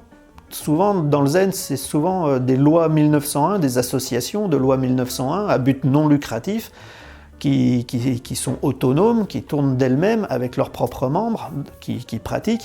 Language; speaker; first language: French; native; French